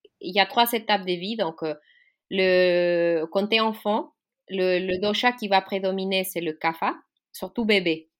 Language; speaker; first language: French; non-native, fluent; Spanish